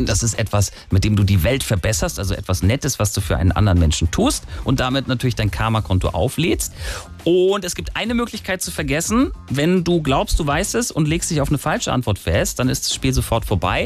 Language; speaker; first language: German; native; German